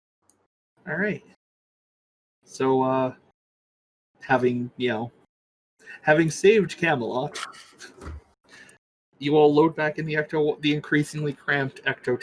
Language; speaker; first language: English; native; English